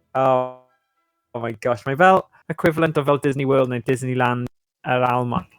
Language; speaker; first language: Welsh; non-native, local second language; English